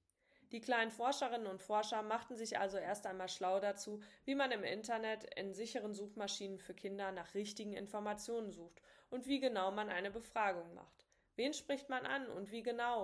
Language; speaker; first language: German; native; German